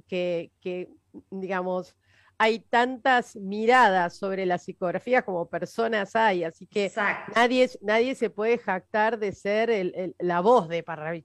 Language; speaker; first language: Spanish; native; Spanish